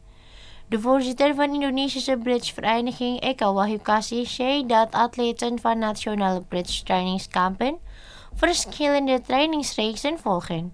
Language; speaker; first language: Dutch; non-native, fluent; Indonesian